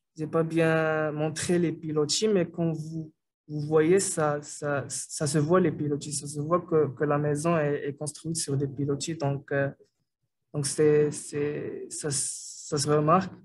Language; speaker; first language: French; non-native, local second language; Arabic